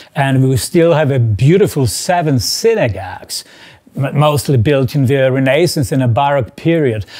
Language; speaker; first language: English; non-native, fluent; Polish